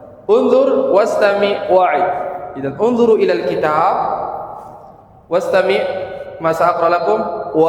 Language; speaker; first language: Arabic; non-native, fluent; Indonesian